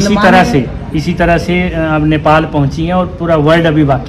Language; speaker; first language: Hindi; native; Hindi